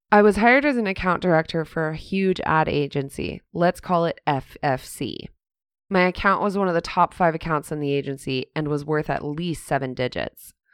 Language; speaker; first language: English; native; English